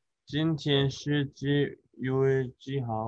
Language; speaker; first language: Chinese; non-native, learner; Korean